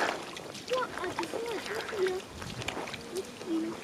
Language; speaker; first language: French; native; French